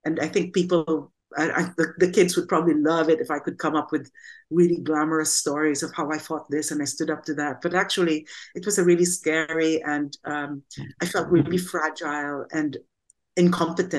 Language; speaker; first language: English; non-native, local second language; Filipino